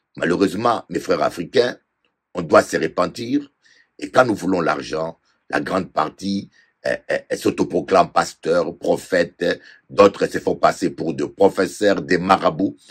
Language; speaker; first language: French; non-native, local second language; Lingala